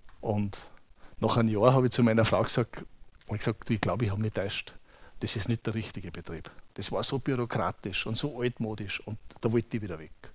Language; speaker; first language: German; native; German